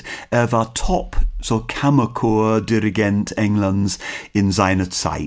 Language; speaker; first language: German; non-native, learner; English